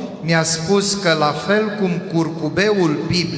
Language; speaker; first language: Romanian; non-native, fluent; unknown